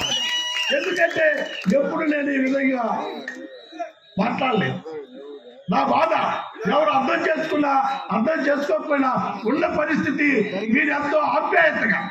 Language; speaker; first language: Telugu; native; Telugu